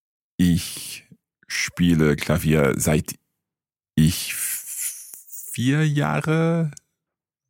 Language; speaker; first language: German; non-native, learner; English